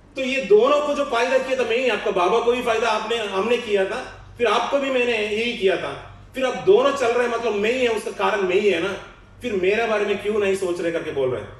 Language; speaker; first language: Hindi; non-native, local second language; Telugu